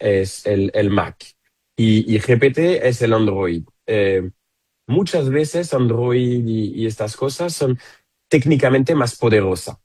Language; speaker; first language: Spanish; non-native, fluent; French